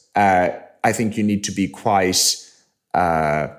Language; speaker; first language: English; native; English